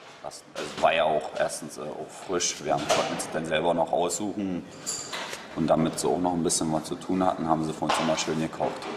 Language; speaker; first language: German; native; German